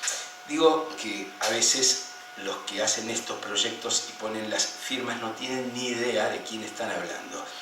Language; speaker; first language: Spanish; native; Spanish